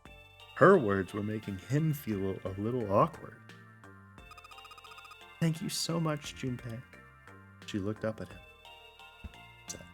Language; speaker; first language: English; native; English